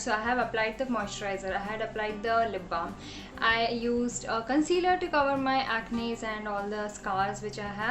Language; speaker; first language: English; non-native, local second language; Hindi